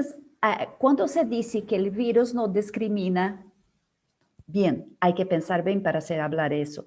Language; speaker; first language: Spanish; non-native, fluent; Portuguese